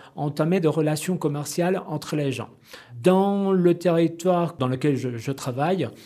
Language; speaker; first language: French; non-native, fluent; Spanish